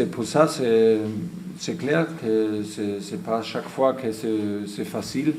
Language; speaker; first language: French; non-native, fluent; German